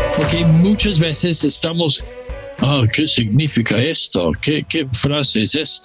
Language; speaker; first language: Spanish; non-native, learner; English